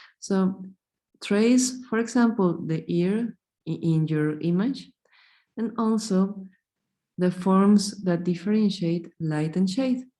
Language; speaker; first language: English; non-native, fluent; Spanish